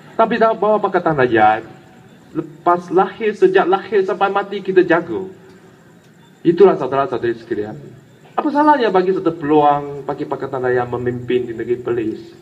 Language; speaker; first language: Malay; non-native, local second language; Chinese